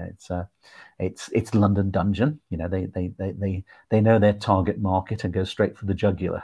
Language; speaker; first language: English; native; English